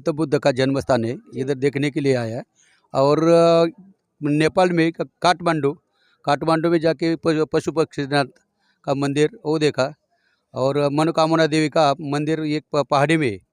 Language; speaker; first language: Hindi; non-native, local second language; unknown